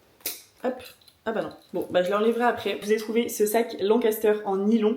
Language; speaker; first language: French; native; French